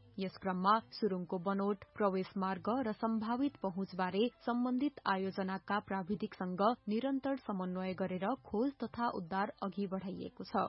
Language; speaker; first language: Nepali; native; Nepali